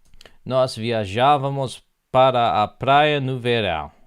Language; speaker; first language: Portuguese; non-native, learner; English